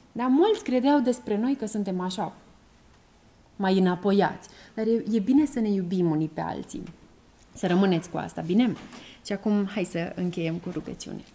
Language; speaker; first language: Romanian; native; Romanian